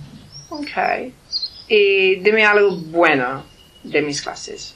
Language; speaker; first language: Spanish; non-native, learner; English